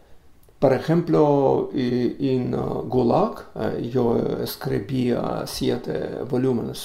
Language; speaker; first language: Spanish; non-native, learner; Russian